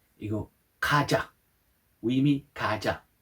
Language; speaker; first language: Korean; non-native, learner; Italian